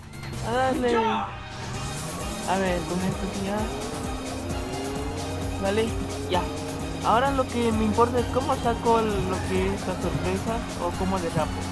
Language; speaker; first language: Spanish; native; Spanish